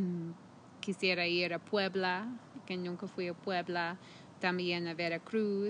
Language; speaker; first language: Spanish; non-native, fluent; English